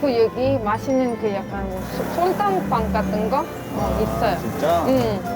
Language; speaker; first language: Korean; non-native, learner; Greek